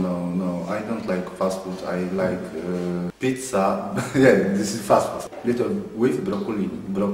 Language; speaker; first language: English; non-native, learner; Polish